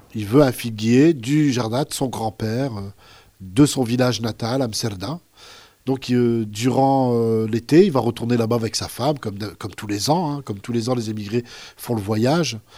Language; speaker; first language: French; early bilingual, other home language; Arabic